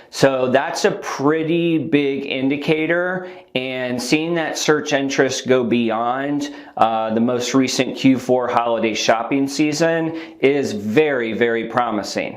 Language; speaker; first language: English; native; English